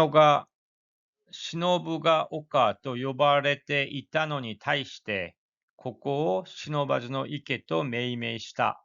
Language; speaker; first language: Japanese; non-native, fluent; Korean